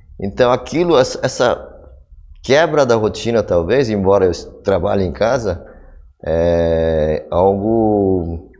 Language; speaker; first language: Portuguese; early bilingual, other home language; Korean